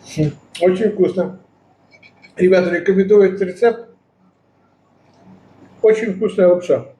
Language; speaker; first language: Russian; native; Russian